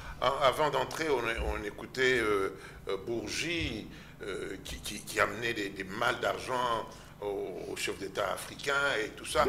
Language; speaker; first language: French; non-native, local second language; Lingala